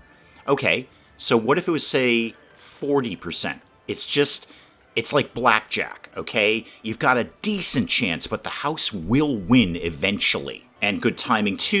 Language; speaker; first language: English; native; English